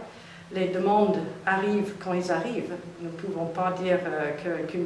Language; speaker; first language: French; non-native, fluent; English